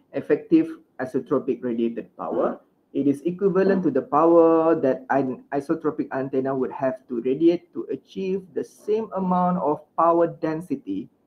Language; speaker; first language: English; non-native, local second language; Malay